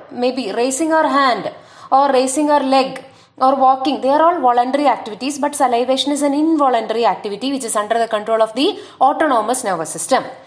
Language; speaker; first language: English; non-native, local second language; Malayalam